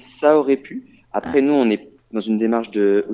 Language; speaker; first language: French; native; French